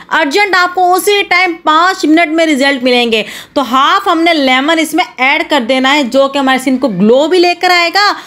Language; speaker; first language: Urdu; native; Urdu